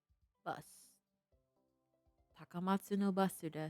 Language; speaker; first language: Japanese; non-native, learner; English